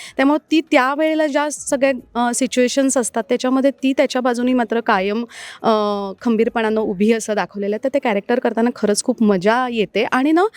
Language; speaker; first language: Marathi; native; Marathi